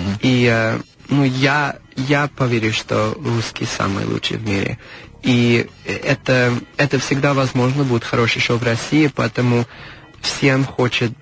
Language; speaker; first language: Russian; non-native, learner; English